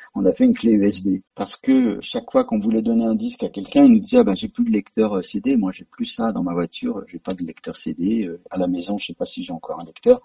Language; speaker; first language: French; native; French